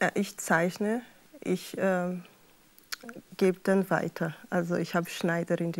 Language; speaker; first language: German; non-native, fluent; Portuguese